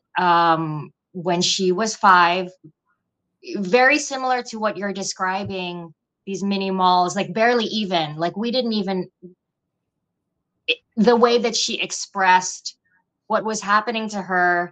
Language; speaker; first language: English; non-native, local second language; Filipino